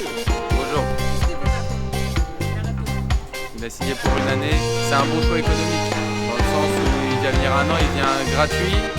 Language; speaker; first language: French; native; French